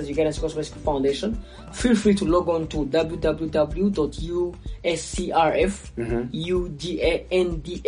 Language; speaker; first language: English; non-native, local second language; Ganda